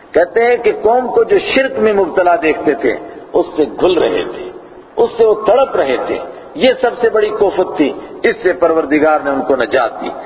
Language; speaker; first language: Urdu; non-native, local second language; Punjabi